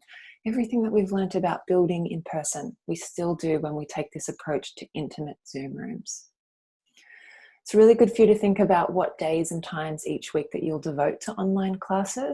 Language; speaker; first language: English; native; English